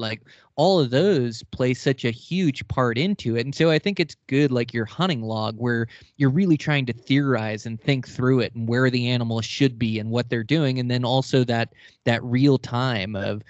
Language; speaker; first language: English; native; English